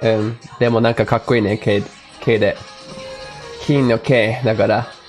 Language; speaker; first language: Japanese; non-native, fluent; English